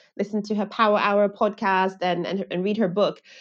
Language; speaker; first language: English; non-native, local second language; Yoruba